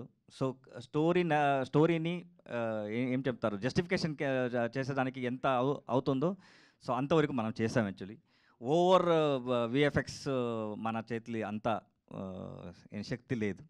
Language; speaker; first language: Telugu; non-native, learner; Kannada